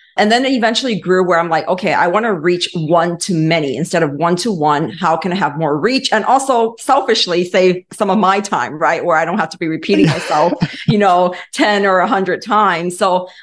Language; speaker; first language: English; native; English